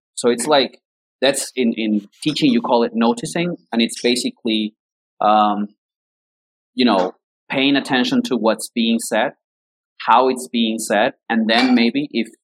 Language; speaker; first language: English; non-native, fluent; Spanish